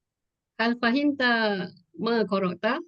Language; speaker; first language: Arabic; non-native, learner; Malay